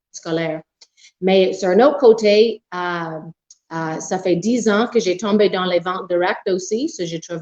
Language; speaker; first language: French; non-native, local second language; English